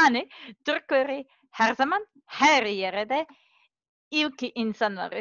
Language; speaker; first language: Turkish; non-native, learner; Serbian